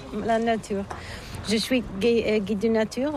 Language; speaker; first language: French; non-native, learner; Bulgarian